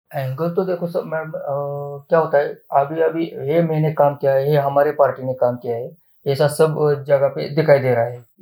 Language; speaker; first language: Hindi; non-native, local second language; Marathi